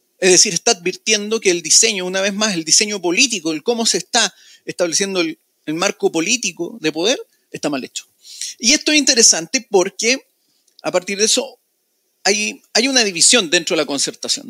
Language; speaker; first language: Spanish; native; Spanish